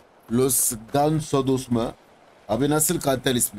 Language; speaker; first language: Turkish; native; Turkish